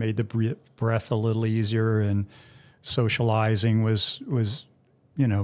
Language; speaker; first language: English; native; English